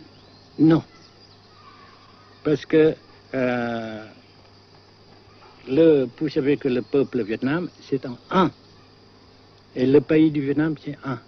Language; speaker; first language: French; non-native, local second language; Vietnamese